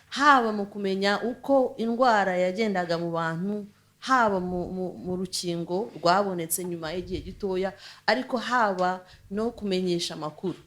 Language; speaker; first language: Kinyarwanda; early bilingual, heritage; Kinyarwanda